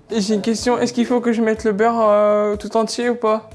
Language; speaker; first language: French; native; French